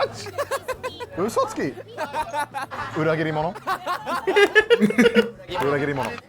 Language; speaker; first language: Japanese; non-native, learner; English